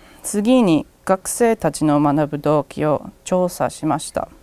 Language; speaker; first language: Japanese; non-native, learner; English